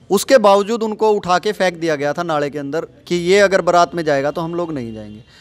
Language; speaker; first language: Hindi; native; Hindi